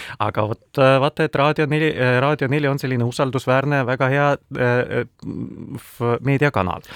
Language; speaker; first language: Estonian; non-native, local second language; Russian